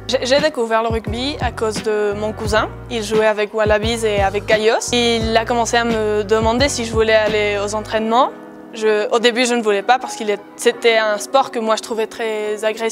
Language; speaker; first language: French; non-native, fluent; Spanish